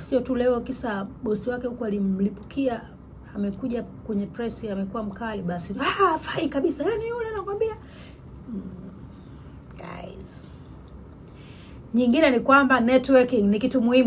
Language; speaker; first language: Swahili; native; Swahili